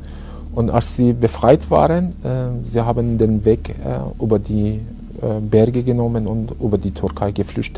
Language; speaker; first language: German; non-native, learner; Persian